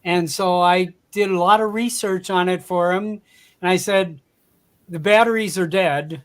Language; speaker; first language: English; native; English